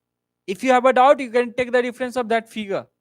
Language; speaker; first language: English; non-native, local second language; Hindi